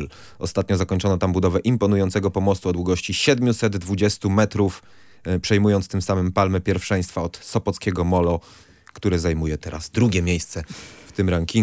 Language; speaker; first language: Polish; native; Polish